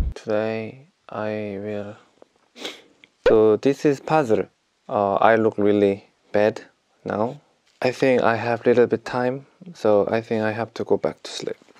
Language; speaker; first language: English; non-native, learner; Korean